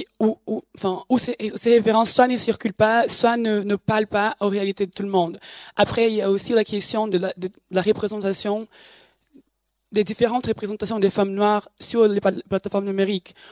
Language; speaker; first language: French; non-native, fluent; Portuguese